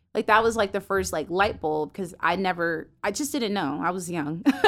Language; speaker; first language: English; native; English